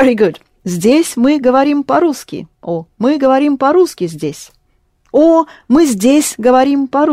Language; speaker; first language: Russian; non-native, fluent; English